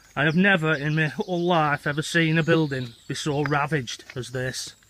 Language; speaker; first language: English; native; English